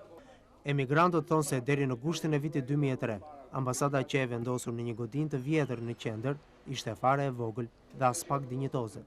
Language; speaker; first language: Albanian; native; Albanian